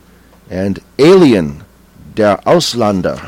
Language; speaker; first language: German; non-native, learner; English